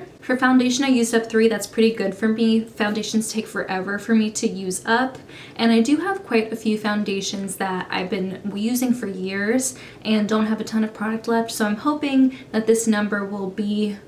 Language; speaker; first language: English; native; English